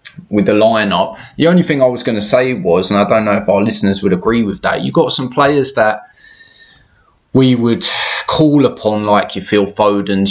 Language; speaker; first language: English; native; English